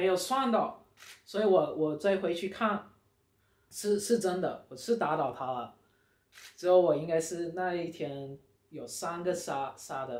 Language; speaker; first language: Chinese; early bilingual, heritage; Chinese